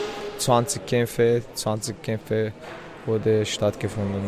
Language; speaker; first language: German; non-native, fluent; Chechen